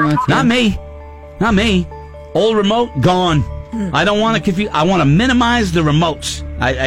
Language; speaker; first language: English; native; English